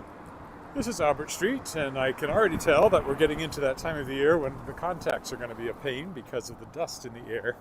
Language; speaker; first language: English; native; English